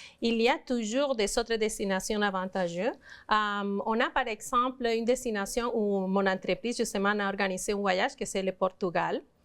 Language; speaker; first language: French; non-native, fluent; Spanish